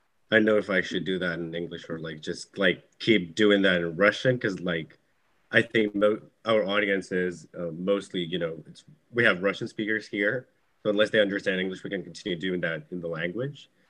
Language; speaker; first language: English; non-native, fluent; Russian